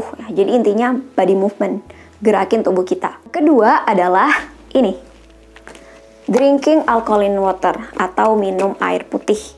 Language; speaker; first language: Indonesian; native; Indonesian